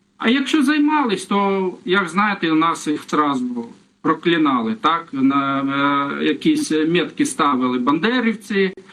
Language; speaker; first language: Ukrainian; non-native, local second language; Russian